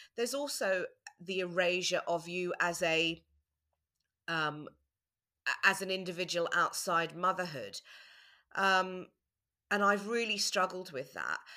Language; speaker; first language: English; native; English